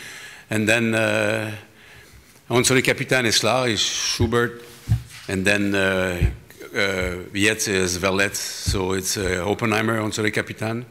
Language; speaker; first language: German; non-native, learner; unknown